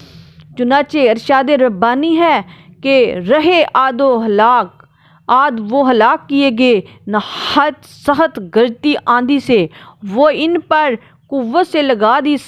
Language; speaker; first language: Urdu; native; Urdu